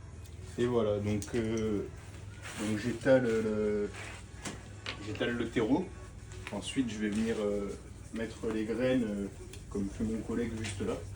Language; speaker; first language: French; native; French